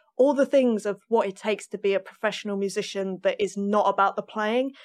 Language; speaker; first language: English; native; English